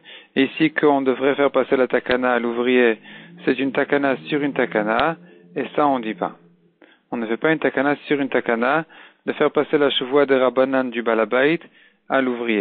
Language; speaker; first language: French; native; French